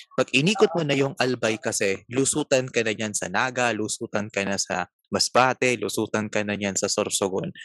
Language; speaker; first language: Filipino; non-native, local second language; Bikol